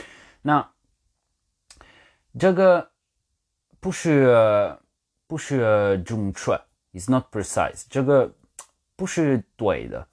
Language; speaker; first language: Chinese; non-native, learner; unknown